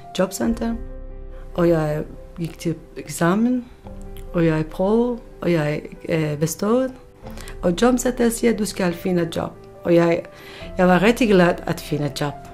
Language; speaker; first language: Danish; non-native, learner; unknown